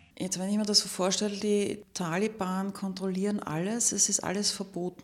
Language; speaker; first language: German; native; German